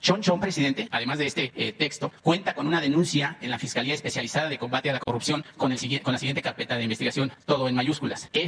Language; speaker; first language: Spanish; native; Spanish